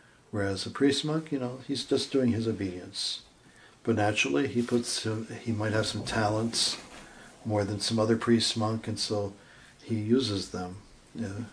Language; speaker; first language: English; native; English